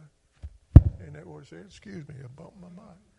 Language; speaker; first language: English; native; English